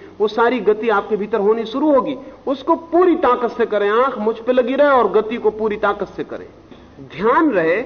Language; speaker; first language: Hindi; native; Hindi